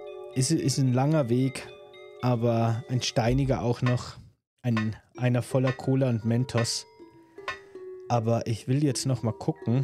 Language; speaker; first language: German; native; German